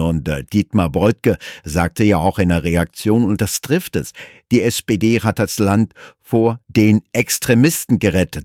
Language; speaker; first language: German; native; German